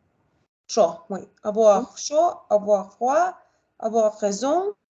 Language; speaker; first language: French; non-native, learner; Russian